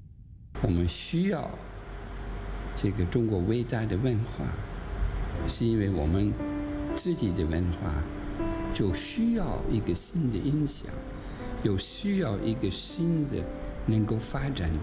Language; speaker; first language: Chinese; non-native, fluent; Dutch